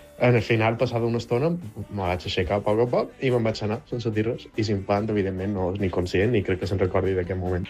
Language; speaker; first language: Catalan; native; Catalan